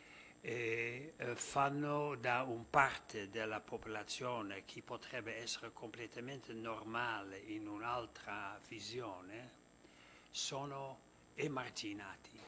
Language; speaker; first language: Italian; non-native, fluent; Dutch